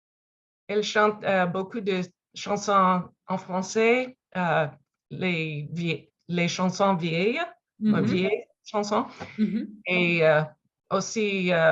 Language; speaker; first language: French; non-native, learner; English